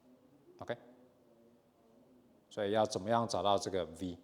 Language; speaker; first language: Chinese; native; Chinese